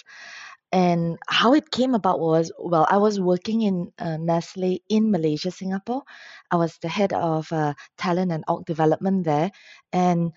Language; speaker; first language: English; non-native, local second language; Min Nan Chinese